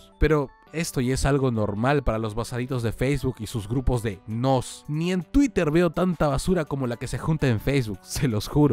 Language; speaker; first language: Spanish; native; Spanish